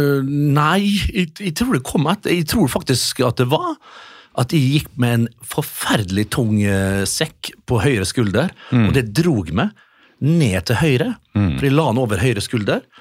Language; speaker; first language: Norwegian; native; Norwegian